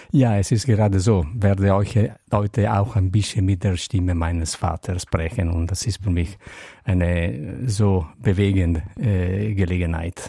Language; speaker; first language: German; non-native, learner; Italian